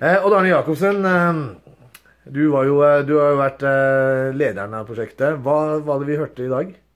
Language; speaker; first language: Norwegian; native; Norwegian